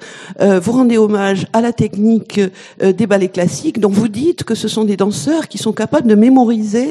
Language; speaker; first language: French; native; French